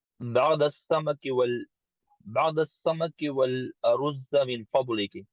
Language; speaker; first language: Arabic; non-native, learner; English